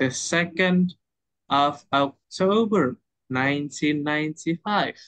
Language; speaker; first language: English; non-native, learner; Indonesian